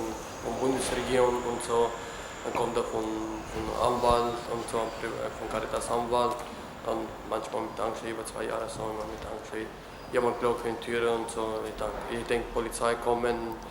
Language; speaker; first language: German; non-native, learner; Romany